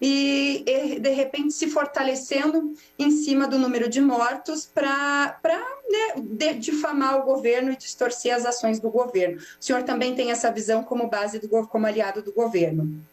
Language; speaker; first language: Portuguese; native; Portuguese